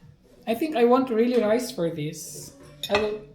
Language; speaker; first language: English; non-native, local second language; Filipino